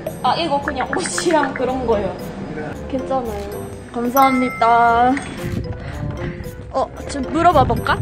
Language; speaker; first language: Korean; non-native, fluent; Japanese